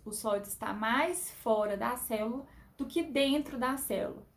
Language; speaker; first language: Portuguese; native; Portuguese